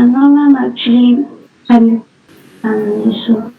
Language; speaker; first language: English; non-native, learner; Hindi